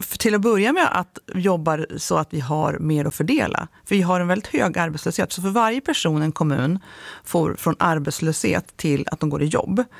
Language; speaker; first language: Swedish; native; Swedish